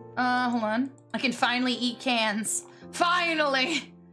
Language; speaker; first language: English; native; English